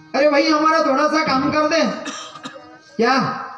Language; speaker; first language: Hindi; non-native, local second language; Marathi